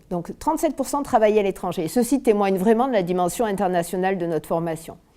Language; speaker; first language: French; native; French